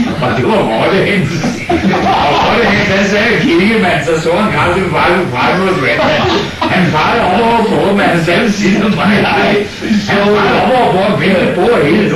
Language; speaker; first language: Danish; native; Danish